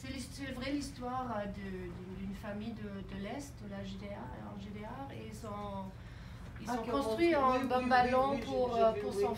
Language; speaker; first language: French; non-native, fluent; German